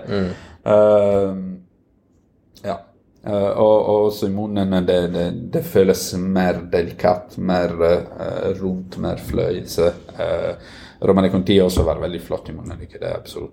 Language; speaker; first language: Norwegian; non-native, fluent; Italian